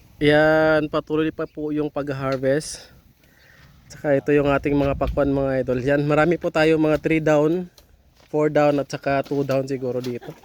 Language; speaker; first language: Filipino; native; Filipino